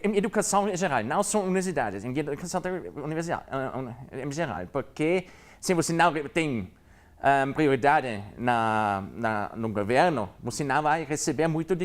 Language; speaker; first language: Portuguese; non-native, learner; German